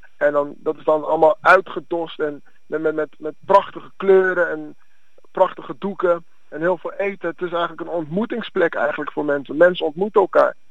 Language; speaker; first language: Dutch; early bilingual, other home language; Akan